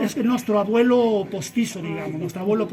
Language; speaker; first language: Spanish; native; Spanish